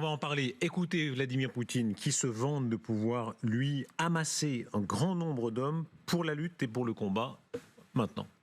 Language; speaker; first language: French; native; French